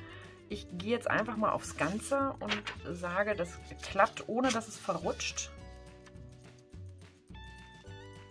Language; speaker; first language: German; native; German